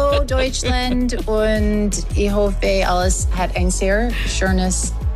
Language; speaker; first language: German; non-native, learner; English